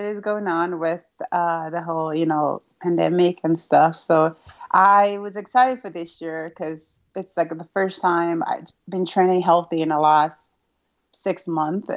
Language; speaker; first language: English; non-native, fluent; Rundi